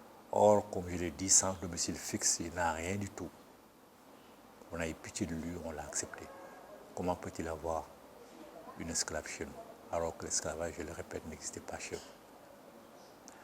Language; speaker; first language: French; non-native, local second language; Bambara